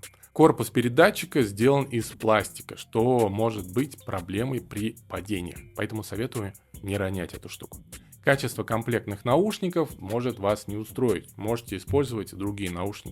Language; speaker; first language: Russian; native; Russian